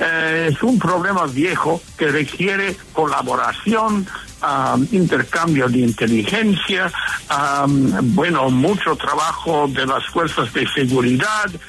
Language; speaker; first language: Spanish; non-native, fluent; English